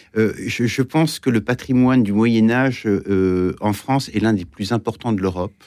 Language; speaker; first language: French; native; French